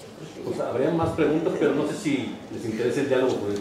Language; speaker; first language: Spanish; native; Spanish